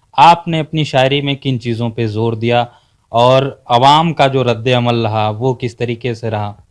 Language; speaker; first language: Urdu; native; Urdu